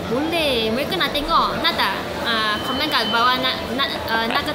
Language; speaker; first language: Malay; non-native, local second language; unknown